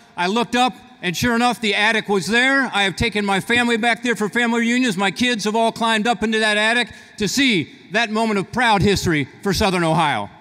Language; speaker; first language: English; native; English